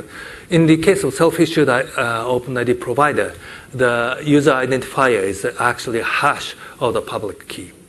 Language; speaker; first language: English; non-native, fluent; Japanese